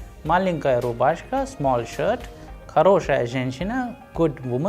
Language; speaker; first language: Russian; non-native, fluent; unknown